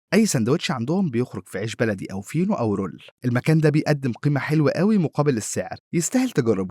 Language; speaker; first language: Arabic; native; Arabic